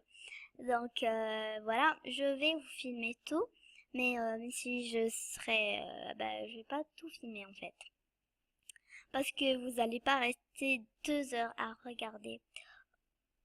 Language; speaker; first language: French; non-native, local second language; Arabic